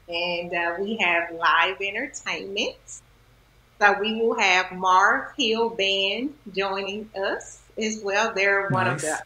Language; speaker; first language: English; native; English